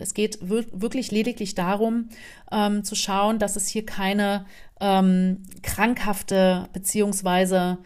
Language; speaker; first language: German; native; German